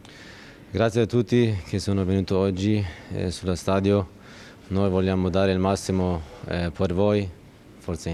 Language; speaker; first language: Italian; non-native, learner; Turkish